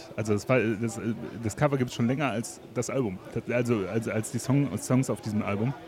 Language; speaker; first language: German; native; German